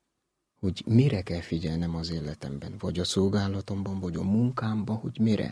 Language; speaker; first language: Hungarian; non-native, learner; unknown